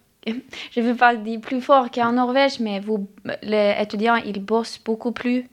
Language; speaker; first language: French; non-native, learner; Norwegian